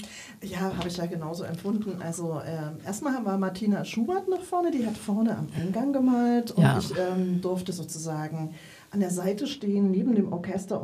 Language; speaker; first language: German; native; German